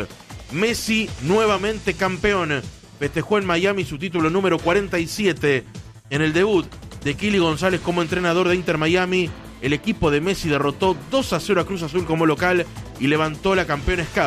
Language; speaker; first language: Spanish; native; Spanish